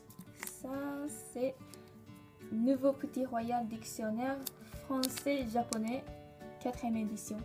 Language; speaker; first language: French; non-native, learner; Japanese